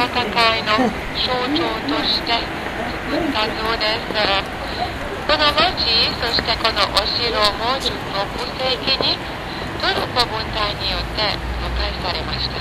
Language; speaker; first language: Japanese; non-native, fluent; Hungarian